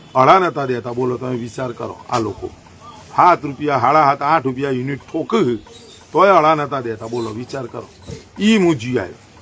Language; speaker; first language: Gujarati; native; Gujarati